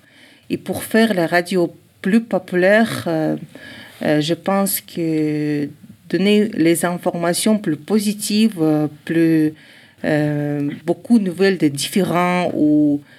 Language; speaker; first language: French; non-native, learner; Ingush